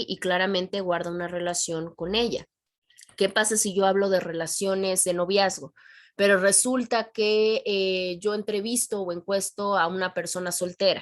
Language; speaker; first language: Spanish; native; Spanish